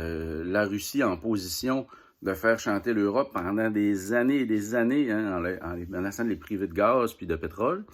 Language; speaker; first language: French; native; French